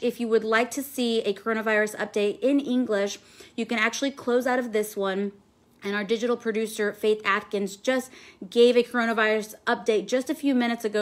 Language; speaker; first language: English; early bilingual, other home language; Spanish